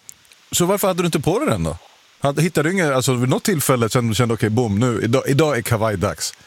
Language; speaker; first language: Swedish; native; Swedish